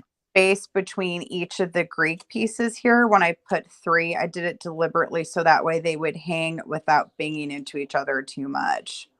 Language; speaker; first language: English; native; English